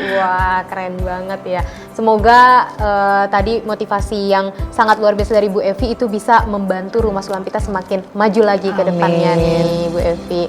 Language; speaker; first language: Indonesian; native; Indonesian